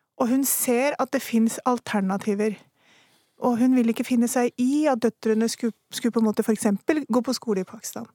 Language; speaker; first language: Norwegian; early bilingual, other home language; Urdu